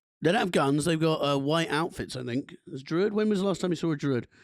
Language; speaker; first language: English; native; English